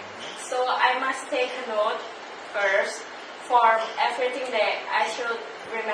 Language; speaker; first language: English; non-native, learner; Indonesian